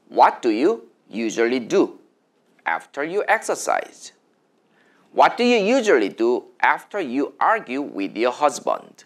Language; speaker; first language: English; non-native, fluent; Korean